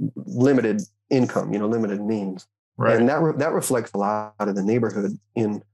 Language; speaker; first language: English; native; English